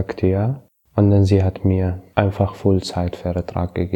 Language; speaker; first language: German; non-native, learner; Arabic